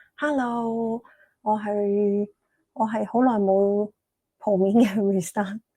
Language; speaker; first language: Cantonese; native; Cantonese